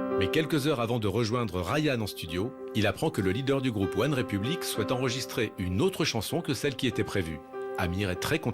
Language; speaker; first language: French; native; French